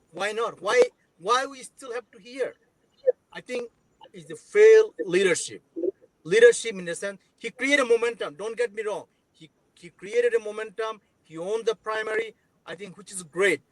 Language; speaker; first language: English; non-native, local second language; Bangla